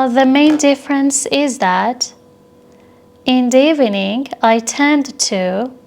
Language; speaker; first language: English; non-native, fluent; Persian